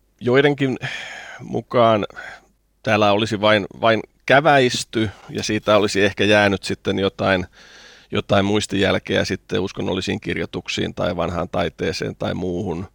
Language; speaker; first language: Finnish; native; Finnish